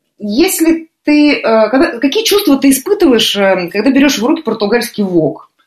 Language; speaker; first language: Russian; native; Russian